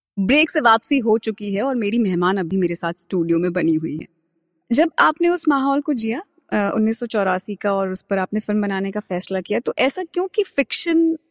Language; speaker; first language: Hindi; native; Hindi